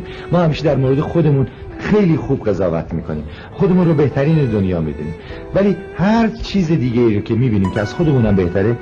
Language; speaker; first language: Persian; native; Persian